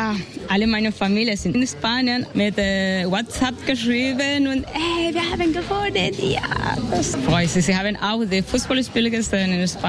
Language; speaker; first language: German; non-native, learner; Spanish